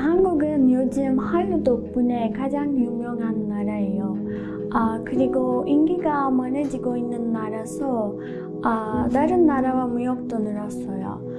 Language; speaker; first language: Korean; non-native, learner; Turkish